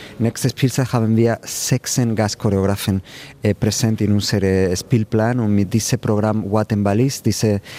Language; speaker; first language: German; non-native, fluent; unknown